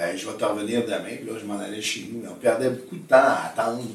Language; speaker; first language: French; native; French